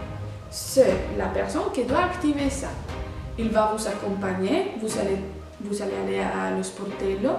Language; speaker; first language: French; non-native, fluent; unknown